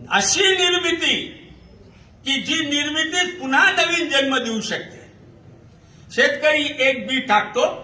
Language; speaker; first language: Marathi; non-native, local second language; Urdu